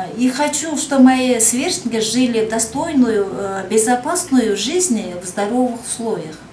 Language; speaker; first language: Russian; non-native, local second language; Kyrgyz